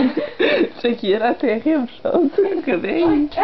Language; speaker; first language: French; native; French